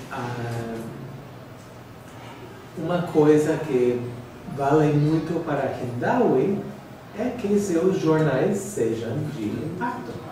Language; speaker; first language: Portuguese; non-native, fluent; English